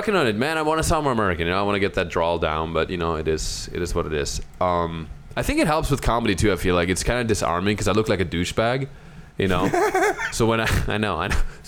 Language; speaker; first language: English; non-native, fluent; German